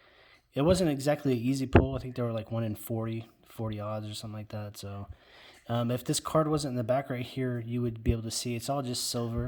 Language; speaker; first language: English; native; English